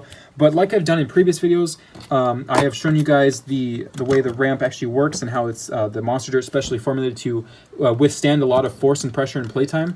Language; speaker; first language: English; native; English